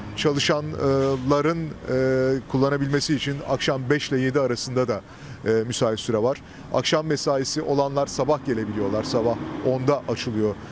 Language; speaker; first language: Turkish; native; Turkish